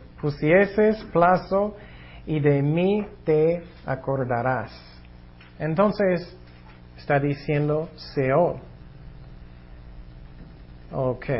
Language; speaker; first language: Spanish; non-native, fluent; English